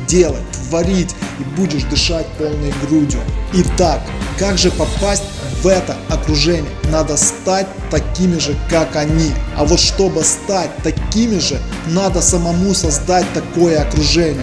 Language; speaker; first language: Russian; native; Russian